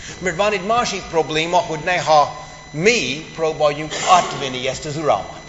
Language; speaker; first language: Hungarian; non-native, fluent; English